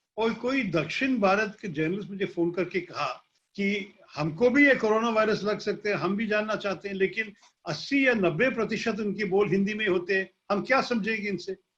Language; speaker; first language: Hindi; non-native, local second language; Malayalam